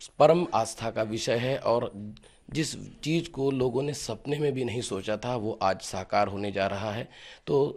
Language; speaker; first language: Hindi; native; Hindi